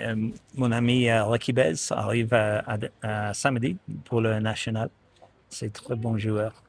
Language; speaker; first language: French; non-native, learner; English